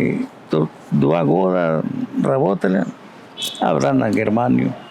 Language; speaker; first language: Russian; non-native, learner; Spanish